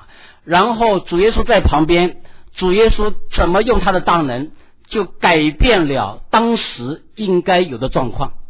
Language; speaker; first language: Chinese; native; Chinese